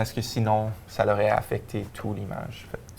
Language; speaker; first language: French; native; French